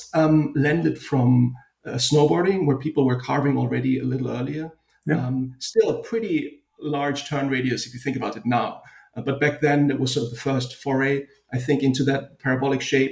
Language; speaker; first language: English; non-native, fluent; German